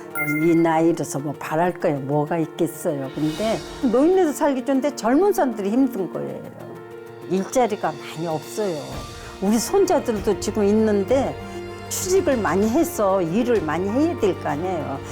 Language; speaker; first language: Korean; native; Korean